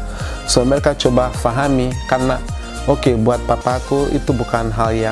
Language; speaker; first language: Indonesian; non-native, fluent; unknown